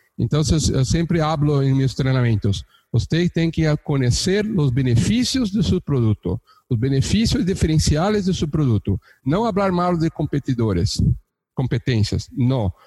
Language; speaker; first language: Portuguese; native; Portuguese